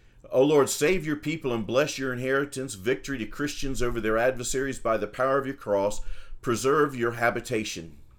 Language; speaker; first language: English; native; English